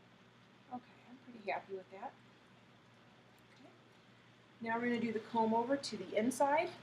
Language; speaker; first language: English; native; English